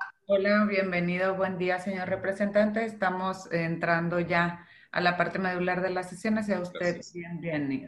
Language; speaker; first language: Spanish; native; Spanish